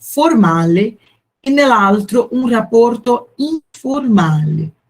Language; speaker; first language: Italian; non-native, fluent; Portuguese